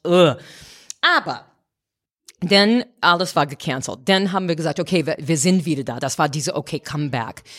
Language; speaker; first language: German; non-native, fluent; English